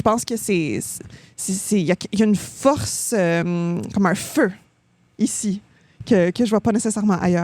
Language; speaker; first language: French; native; French